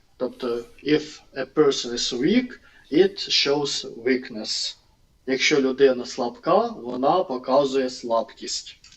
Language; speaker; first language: Ukrainian; non-native, local second language; Russian